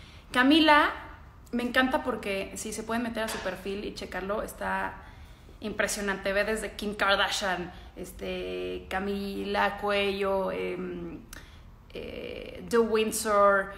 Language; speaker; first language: Spanish; native; Spanish